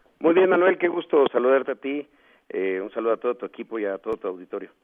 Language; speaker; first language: Spanish; native; Spanish